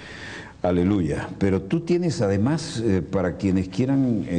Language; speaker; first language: Spanish; native; Spanish